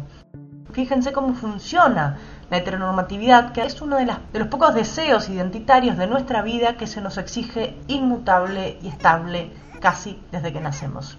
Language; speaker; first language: Spanish; native; Spanish